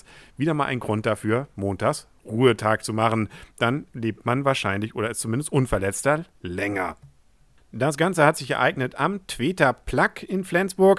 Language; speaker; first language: German; native; German